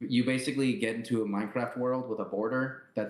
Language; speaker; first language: English; native; English